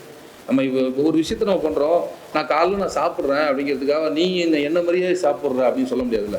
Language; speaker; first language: Tamil; native; Tamil